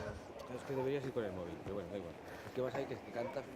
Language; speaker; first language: Spanish; native; Spanish